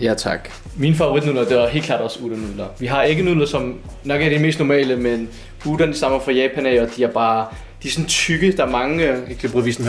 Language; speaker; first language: Danish; early bilingual, other home language; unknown